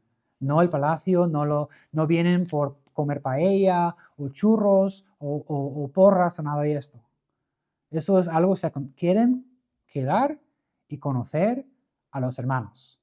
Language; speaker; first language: Spanish; non-native, fluent; English